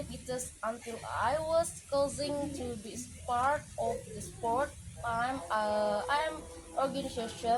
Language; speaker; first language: English; non-native, learner; Indonesian